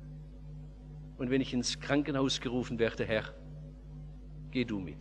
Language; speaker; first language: German; native; German